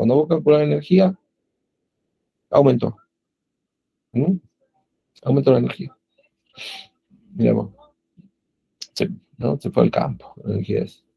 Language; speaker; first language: Spanish; native; Spanish